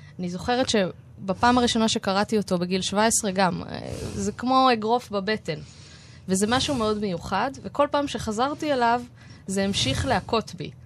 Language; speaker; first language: Hebrew; native; Hebrew